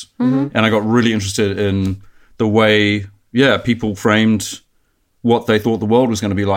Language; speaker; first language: English; native; English